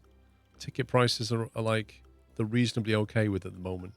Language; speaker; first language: English; native; English